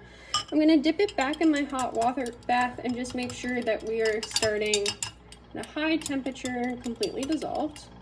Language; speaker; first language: English; native; English